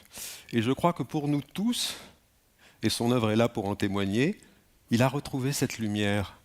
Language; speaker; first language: French; native; French